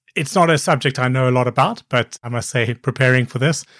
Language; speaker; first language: English; native; English